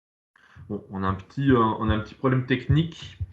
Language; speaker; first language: French; native; French